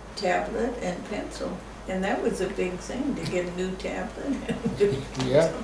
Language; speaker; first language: English; native; English